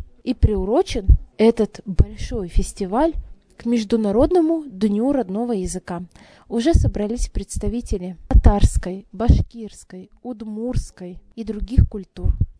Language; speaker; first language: Russian; native; Russian